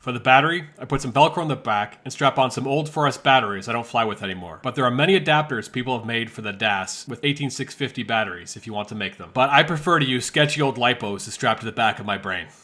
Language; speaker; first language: English; native; English